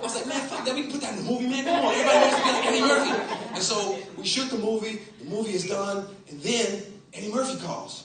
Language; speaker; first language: English; native; English